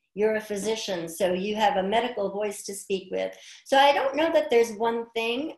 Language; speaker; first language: English; native; English